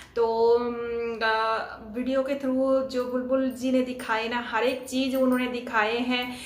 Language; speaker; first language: Hindi; non-native, local second language; Bangla